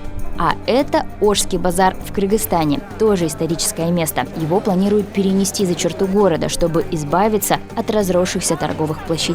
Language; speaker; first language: Russian; native; Russian